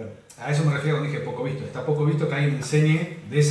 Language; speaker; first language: Spanish; native; Spanish